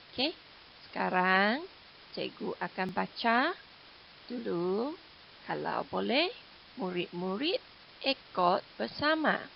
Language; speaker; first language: Malay; non-native, local second language; Chinese